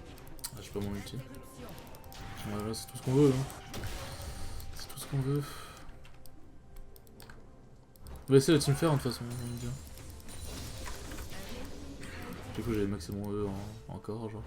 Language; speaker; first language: French; native; French